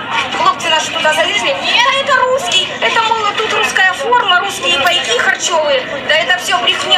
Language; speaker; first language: Russian; native; Russian